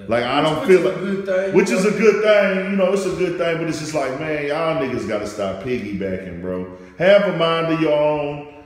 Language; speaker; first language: English; native; English